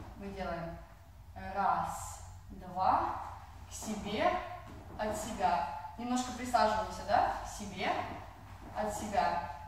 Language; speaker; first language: Russian; non-native, fluent; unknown